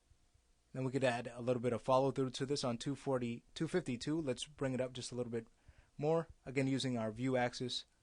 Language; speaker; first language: English; native; English